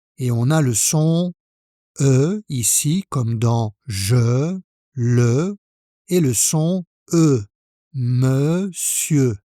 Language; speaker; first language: French; native; French